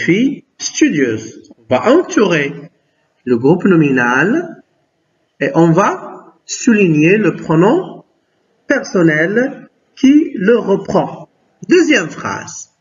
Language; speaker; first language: French; non-native, local second language; Arabic